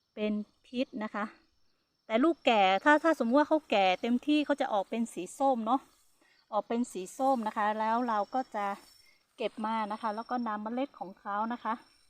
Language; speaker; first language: Thai; non-native, local second language; Hmong